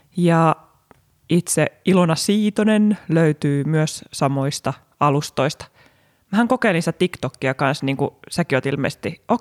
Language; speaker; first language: Finnish; native; Finnish